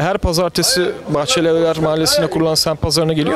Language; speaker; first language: Turkish; native; Turkish